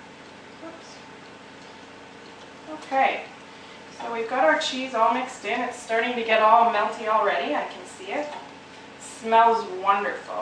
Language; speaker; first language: English; native; English